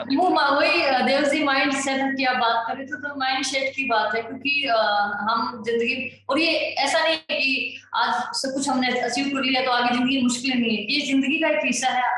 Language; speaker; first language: Hindi; native; Hindi